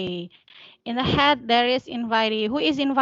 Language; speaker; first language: English; non-native, learner; Indonesian